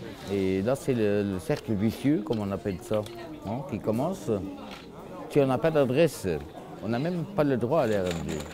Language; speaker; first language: French; non-native, local second language; Luxembourgish